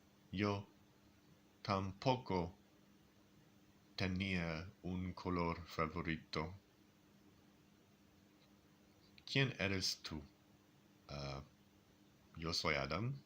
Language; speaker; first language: Spanish; non-native, learner; English